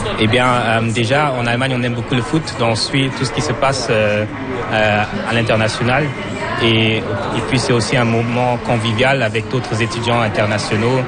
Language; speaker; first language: French; non-native, fluent; German